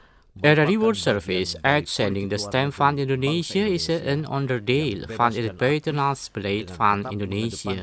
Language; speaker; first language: Dutch; non-native, learner; Indonesian